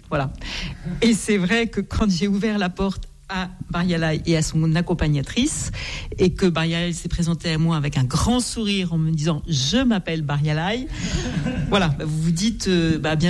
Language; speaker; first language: French; native; French